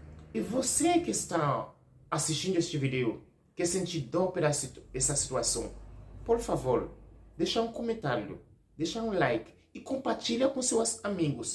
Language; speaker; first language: Portuguese; non-native, learner; Haitian Creole